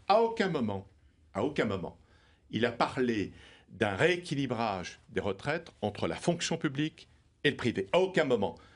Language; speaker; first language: French; native; French